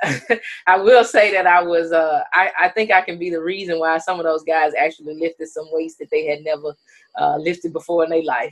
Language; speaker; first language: English; native; English